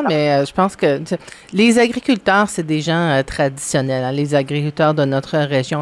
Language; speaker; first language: French; native; French